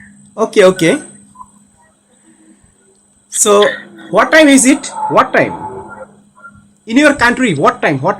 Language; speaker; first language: English; non-native, learner; Bangla